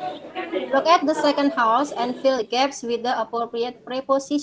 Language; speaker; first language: English; non-native, fluent; Indonesian